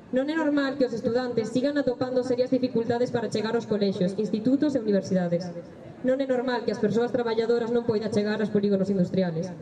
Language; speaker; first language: Galician; native; Galician